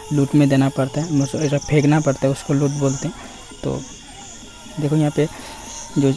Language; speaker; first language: Hindi; non-native, local second language; Bangla